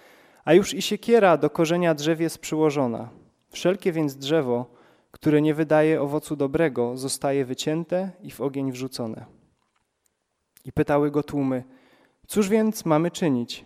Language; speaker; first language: Polish; native; Polish